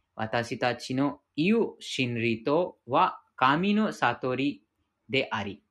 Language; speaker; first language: Japanese; non-native, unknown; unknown